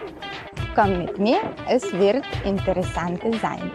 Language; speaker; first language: German; non-native, learner; Russian